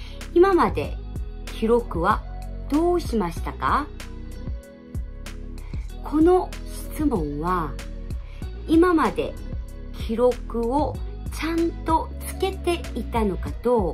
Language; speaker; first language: Japanese; non-native, fluent; Korean